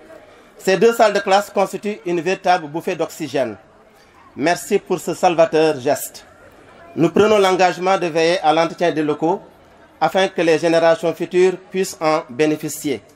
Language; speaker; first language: French; non-native, local second language; Wolof